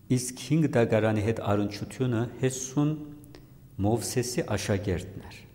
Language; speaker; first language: Armenian; native; Armenian